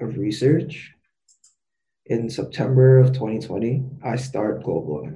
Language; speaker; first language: English; native; English